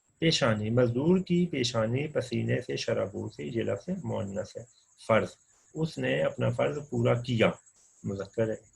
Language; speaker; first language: Urdu; non-native, local second language; Punjabi